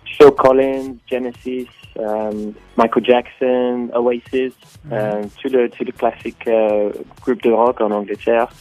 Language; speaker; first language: French; non-native, learner; English